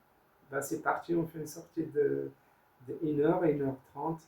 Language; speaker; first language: French; non-native, learner; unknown